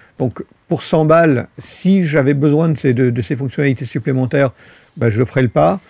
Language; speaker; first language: French; native; French